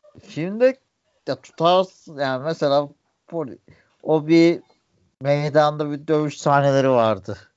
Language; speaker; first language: Turkish; native; Turkish